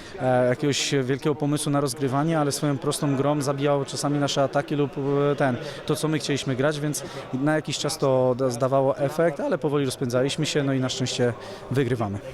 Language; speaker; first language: Polish; native; Polish